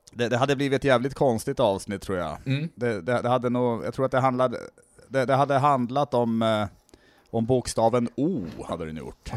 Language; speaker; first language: Swedish; native; Swedish